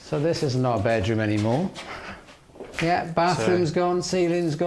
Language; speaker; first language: English; native; English